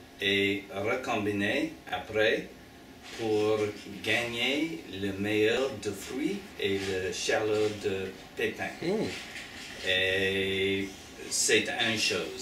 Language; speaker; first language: French; non-native, learner; English